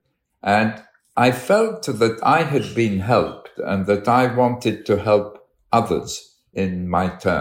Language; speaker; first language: English; early bilingual, other home language; Arabic